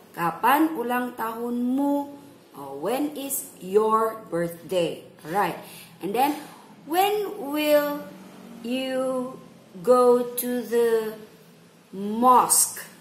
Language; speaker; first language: English; non-native, fluent; Indonesian